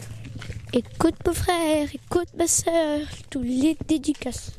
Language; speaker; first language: French; native; French